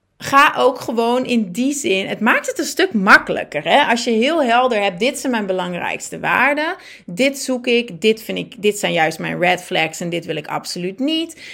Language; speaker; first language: Dutch; native; Dutch